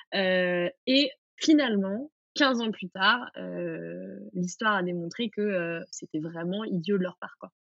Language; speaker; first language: French; native; French